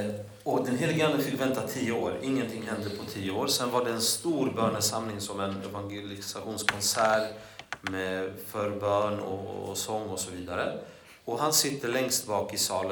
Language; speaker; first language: Swedish; non-native, fluent; Polish